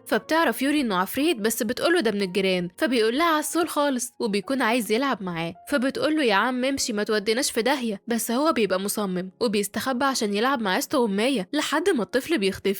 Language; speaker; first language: Arabic; native; Arabic